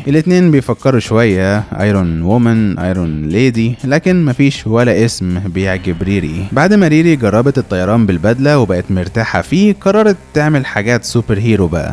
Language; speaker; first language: Arabic; native; Arabic